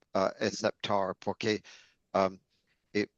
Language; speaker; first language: Portuguese; non-native, learner; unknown